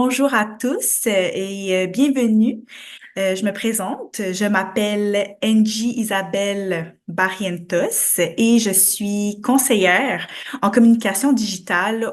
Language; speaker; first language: French; native; French